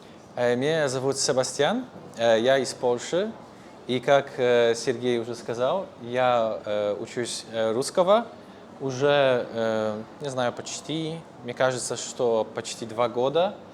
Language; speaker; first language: Russian; non-native, fluent; Polish